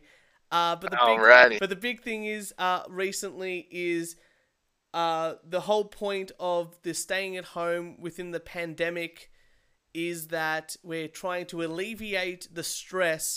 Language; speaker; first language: English; native; English